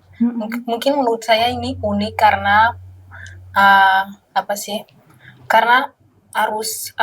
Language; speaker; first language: Indonesian; non-native, learner; Malagasy